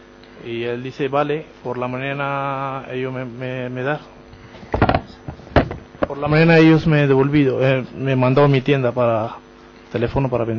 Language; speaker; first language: Spanish; non-native, learner; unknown